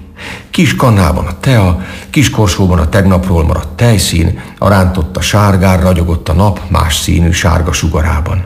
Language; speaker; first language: Hungarian; native; Hungarian